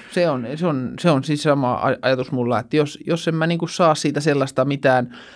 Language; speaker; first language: Finnish; native; Finnish